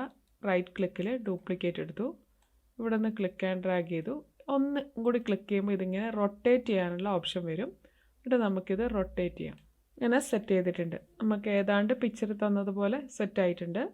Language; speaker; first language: Malayalam; native; Malayalam